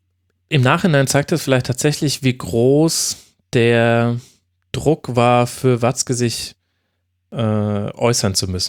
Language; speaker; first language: German; native; German